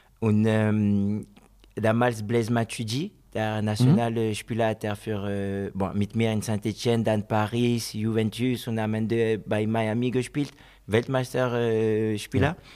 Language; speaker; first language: German; non-native, fluent; French